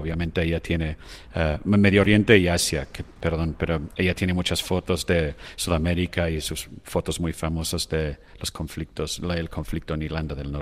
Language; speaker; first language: Spanish; non-native, fluent; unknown